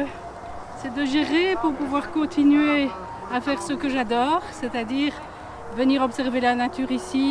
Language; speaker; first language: French; native; French